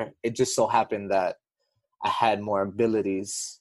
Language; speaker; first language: English; native; English